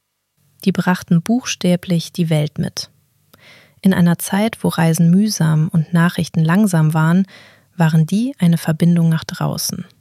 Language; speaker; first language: German; native; German